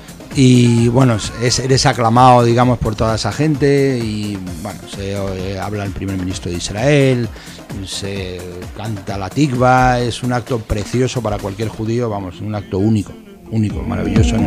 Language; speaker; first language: Spanish; native; Spanish